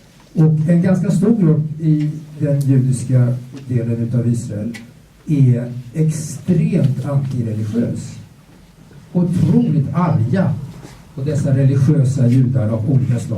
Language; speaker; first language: Swedish; native; Swedish